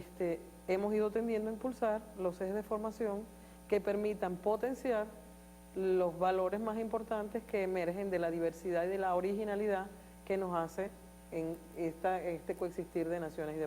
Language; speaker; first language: Spanish; native; Spanish